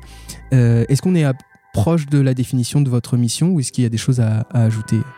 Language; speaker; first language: French; native; French